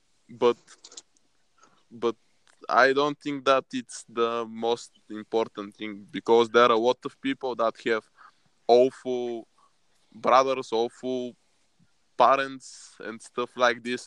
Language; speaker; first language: English; non-native, fluent; Bulgarian